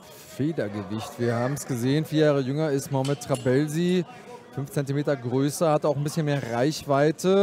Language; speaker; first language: German; native; German